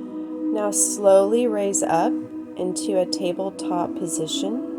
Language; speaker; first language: English; native; English